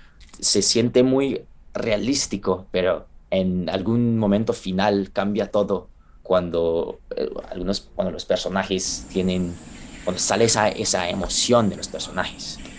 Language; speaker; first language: Spanish; early bilingual, heritage; Spanish